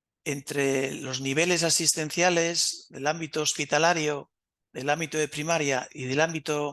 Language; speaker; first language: Spanish; native; Spanish